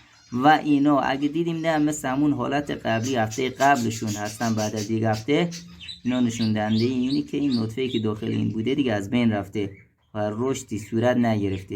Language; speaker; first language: Persian; native; Persian